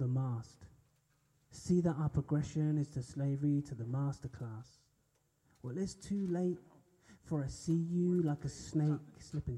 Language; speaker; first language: English; native; English